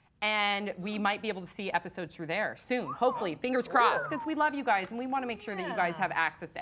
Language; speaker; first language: English; native; English